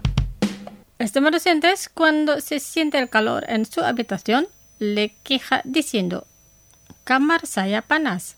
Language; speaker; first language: Spanish; non-native, fluent; Indonesian